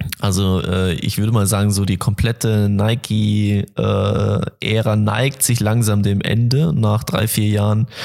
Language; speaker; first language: German; native; German